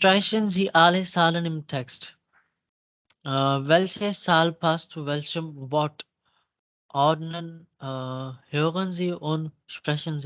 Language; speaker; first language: German; non-native, fluent; Urdu